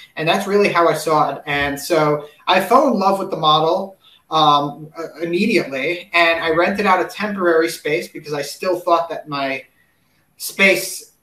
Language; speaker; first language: English; native; English